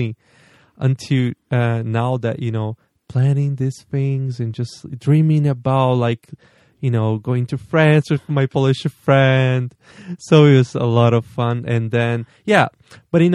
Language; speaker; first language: English; non-native, fluent; Portuguese